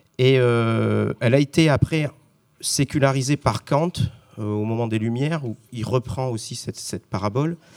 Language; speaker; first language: French; native; French